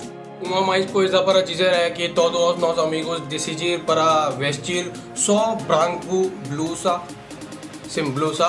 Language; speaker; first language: Portuguese; non-native, learner; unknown